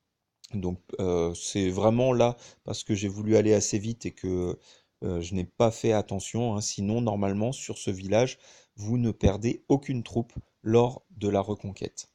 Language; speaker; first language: French; native; French